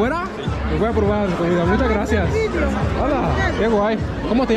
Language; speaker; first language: Spanish; non-native, learner; Swahili